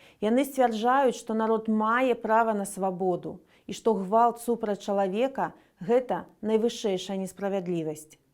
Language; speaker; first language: Belarusian; native; Belarusian